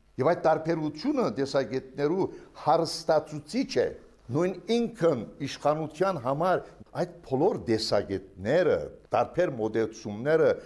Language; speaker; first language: Armenian; early bilingual, heritage; Armenian